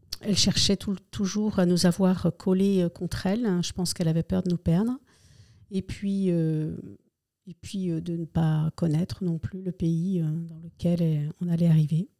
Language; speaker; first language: French; early bilingual, other home language; Spanish